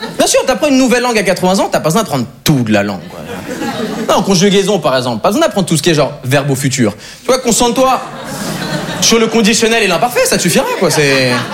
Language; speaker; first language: French; native; French